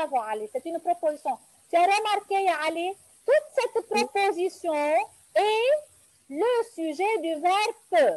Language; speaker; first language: French; non-native, local second language; Arabic